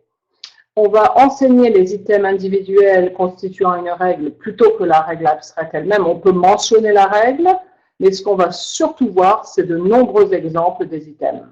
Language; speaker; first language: French; native; French